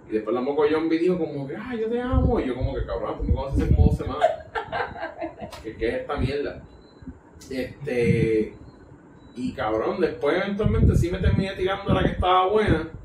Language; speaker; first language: Spanish; native; Spanish